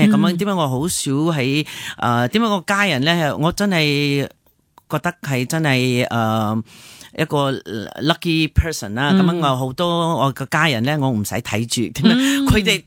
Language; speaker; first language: Cantonese; non-native, fluent; Nepali